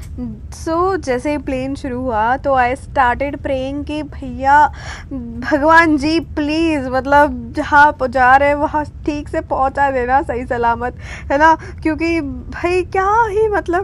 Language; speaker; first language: Hindi; non-native, local second language; Marathi